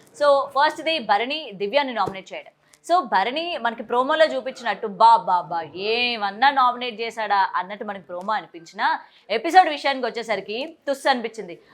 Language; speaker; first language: Telugu; native; Telugu